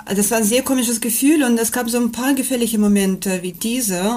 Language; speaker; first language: German; non-native, fluent; Russian